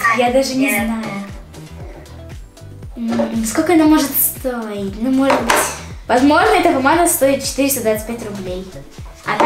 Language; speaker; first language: Russian; native; Russian